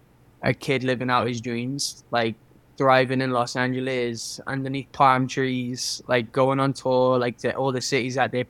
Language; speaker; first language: English; native; English